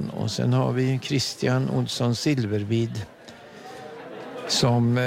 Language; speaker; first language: Swedish; native; Swedish